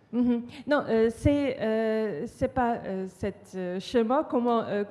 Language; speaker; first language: French; non-native, fluent; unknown